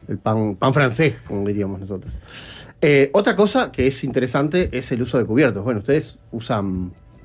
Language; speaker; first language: Spanish; native; Spanish